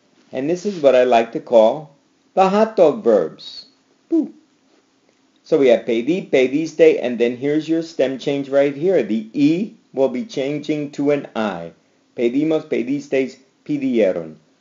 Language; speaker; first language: English; native; English